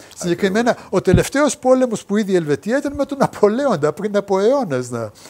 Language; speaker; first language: Greek; native; Greek